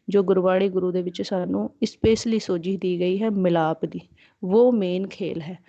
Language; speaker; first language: Hindi; non-native, local second language; Punjabi